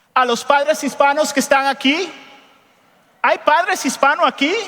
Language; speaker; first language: Spanish; early bilingual, heritage; Spanish